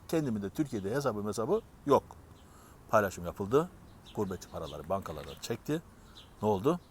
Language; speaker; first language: Turkish; native; Turkish